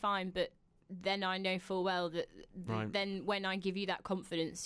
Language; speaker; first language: English; native; English